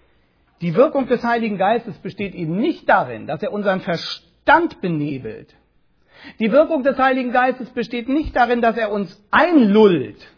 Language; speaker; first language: German; native; German